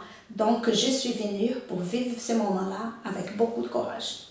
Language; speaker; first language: French; non-native, fluent; Portuguese